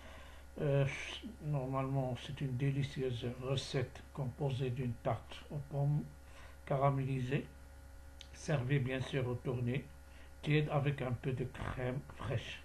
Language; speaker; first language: French; non-native, local second language; Arabic